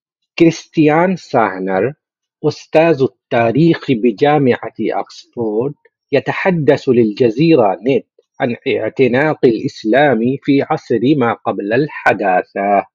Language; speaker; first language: Arabic; non-native, fluent; Urdu